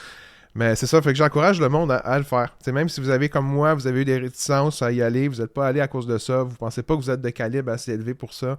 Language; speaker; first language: French; native; French